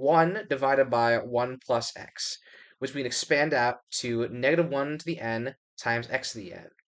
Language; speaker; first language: English; native; English